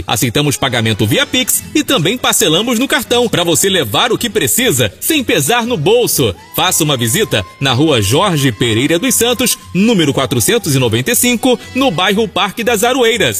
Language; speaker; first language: Portuguese; native; Portuguese